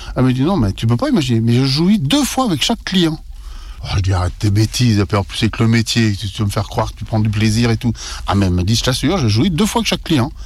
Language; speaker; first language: French; native; French